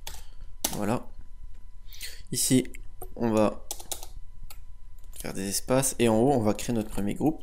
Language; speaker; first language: French; native; French